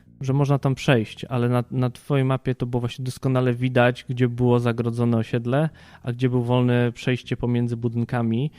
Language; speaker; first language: Polish; native; Polish